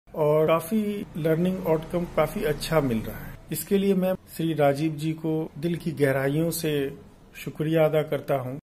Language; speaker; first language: Hindi; native; Hindi